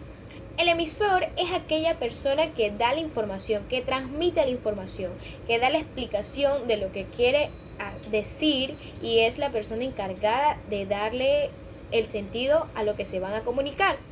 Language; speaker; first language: Spanish; native; Spanish